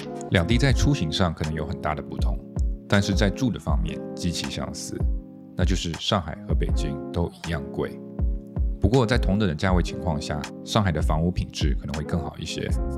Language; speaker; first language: Chinese; early bilingual, heritage; Chinese